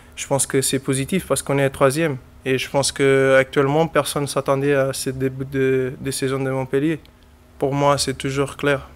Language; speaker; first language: French; non-native, fluent; Portuguese